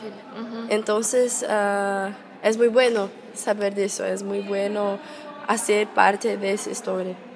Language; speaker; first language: Spanish; non-native, fluent; Portuguese